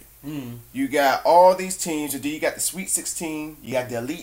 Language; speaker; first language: English; native; English